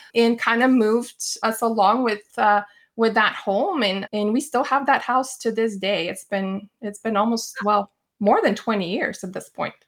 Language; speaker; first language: English; non-native, fluent; Bulgarian